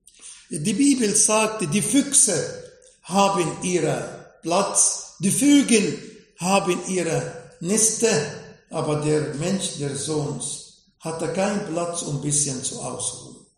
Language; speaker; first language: German; non-native, fluent; Arabic